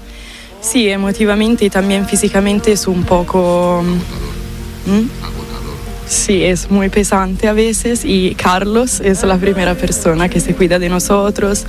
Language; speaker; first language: Spanish; non-native, fluent; Italian